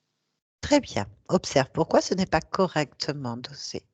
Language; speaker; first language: French; native; French